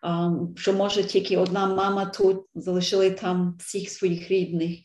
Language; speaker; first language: Ukrainian; early bilingual, heritage; Ukrainian